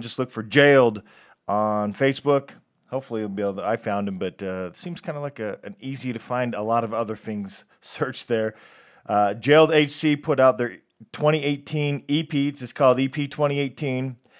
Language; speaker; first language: English; native; English